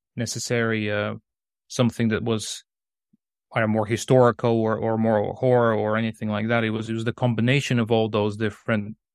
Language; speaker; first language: English; non-native, fluent; Bulgarian